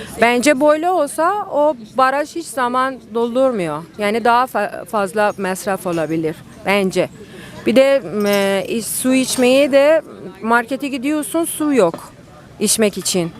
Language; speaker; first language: Turkish; non-native, learner; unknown